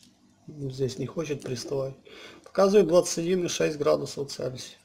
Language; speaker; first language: Russian; native; Russian